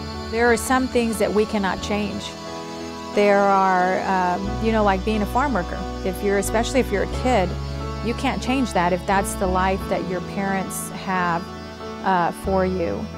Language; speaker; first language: English; early bilingual, other home language; Spanish